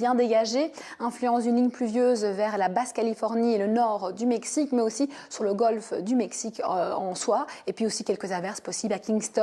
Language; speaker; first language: French; native; French